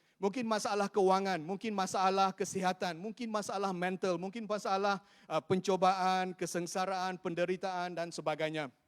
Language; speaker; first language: Malay; non-native, local second language; Chinese